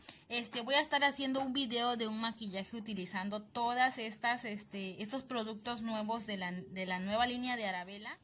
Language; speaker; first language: Spanish; native; Spanish